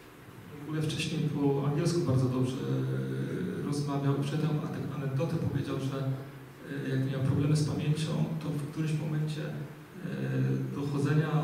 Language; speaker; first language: Polish; native; Polish